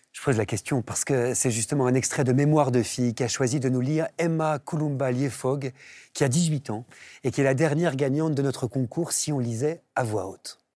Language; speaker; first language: French; native; French